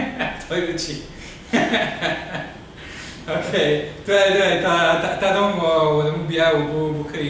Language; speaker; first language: Chinese; non-native, learner; English